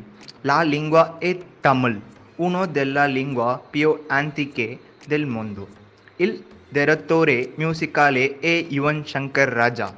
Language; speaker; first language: Italian; non-native, learner; Tamil